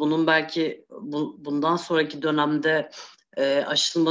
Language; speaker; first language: Turkish; native; Turkish